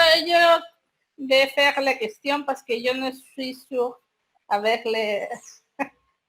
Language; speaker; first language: French; non-native, learner; Spanish